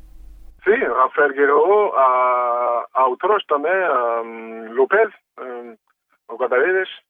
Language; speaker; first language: Portuguese; early bilingual, heritage; French